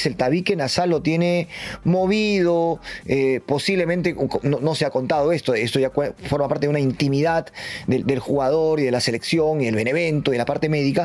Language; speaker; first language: Spanish; native; Spanish